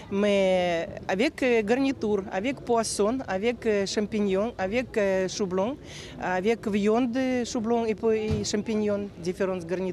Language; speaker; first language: French; non-native, learner; Russian